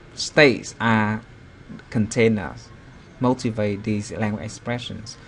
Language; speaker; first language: English; non-native, fluent; Vietnamese